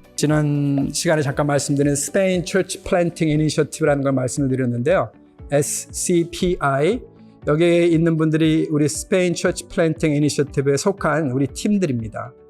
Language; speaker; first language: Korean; native; Korean